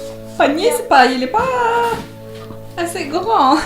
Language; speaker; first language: French; native; French